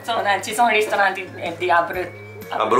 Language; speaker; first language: Italian; non-native, learner; Japanese